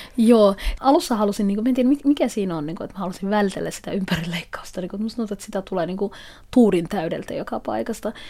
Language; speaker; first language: Finnish; non-native, fluent; Somali